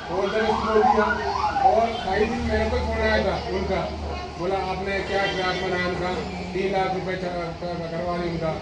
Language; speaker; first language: Hindi; non-native, local second language; Malayalam